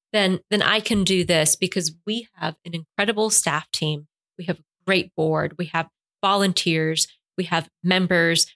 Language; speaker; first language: English; non-native, fluent; Spanish